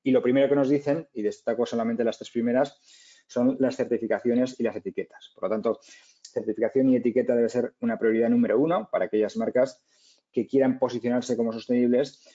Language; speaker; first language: Spanish; native; Spanish